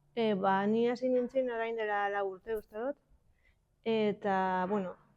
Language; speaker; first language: Basque; non-native, local second language; Spanish